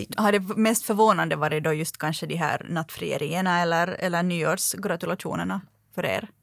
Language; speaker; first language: Swedish; native; Swedish